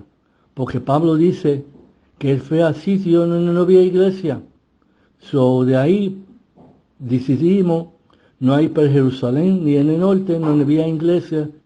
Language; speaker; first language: Spanish; early bilingual, heritage; Spanish